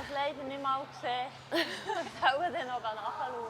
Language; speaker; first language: German; native; German